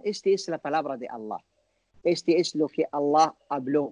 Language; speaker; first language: Spanish; non-native, learner; Arabic